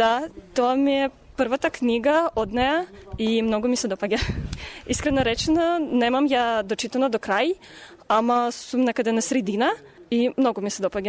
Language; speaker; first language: Macedonian; non-native, fluent; Russian